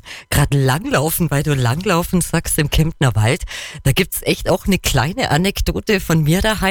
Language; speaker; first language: German; native; German